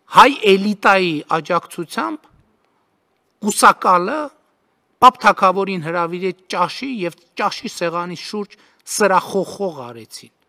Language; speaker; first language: Armenian; native; Armenian